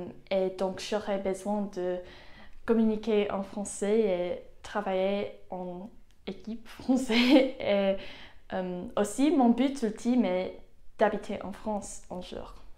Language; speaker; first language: French; non-native, fluent; English